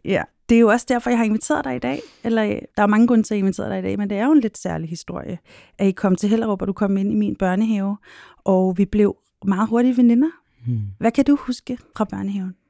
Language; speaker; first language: Danish; native; Danish